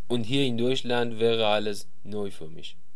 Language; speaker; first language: German; non-native, learner; Persian